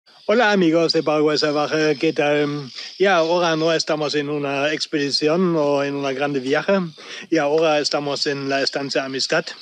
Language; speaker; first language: Spanish; non-native, local second language; German